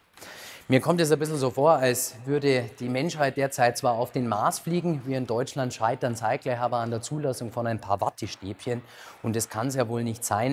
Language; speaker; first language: German; native; German